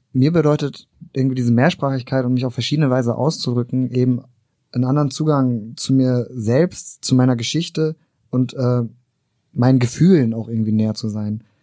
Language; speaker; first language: German; early bilingual, other home language; Turkish